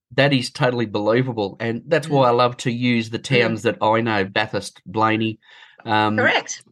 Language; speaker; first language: English; native; English